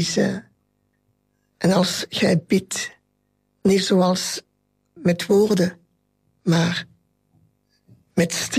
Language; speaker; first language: Dutch; non-native, local second language; French